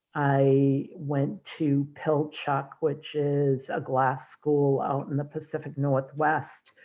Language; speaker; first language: English; native; English